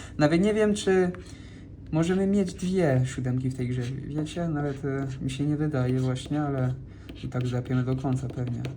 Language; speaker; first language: Polish; non-native, fluent; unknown